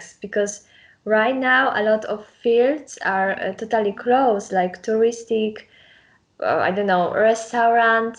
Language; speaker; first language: English; non-native, learner; Polish